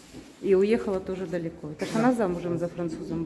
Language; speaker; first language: Russian; native; Russian